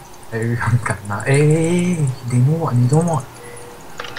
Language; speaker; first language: English; non-native, local second language; Chinese